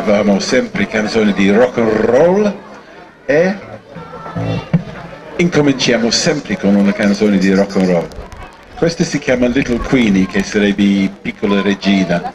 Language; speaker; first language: Italian; non-native, fluent; English